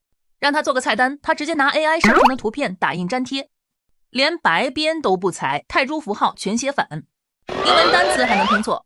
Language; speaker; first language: Chinese; native; Chinese